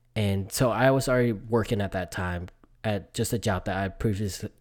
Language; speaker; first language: English; early bilingual, other home language; Vietnamese